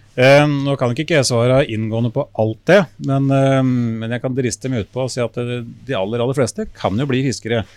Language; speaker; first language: Norwegian; native; Norwegian